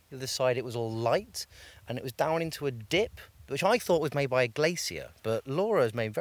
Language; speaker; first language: English; native; English